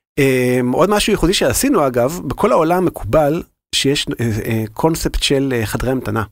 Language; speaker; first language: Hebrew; native; Hebrew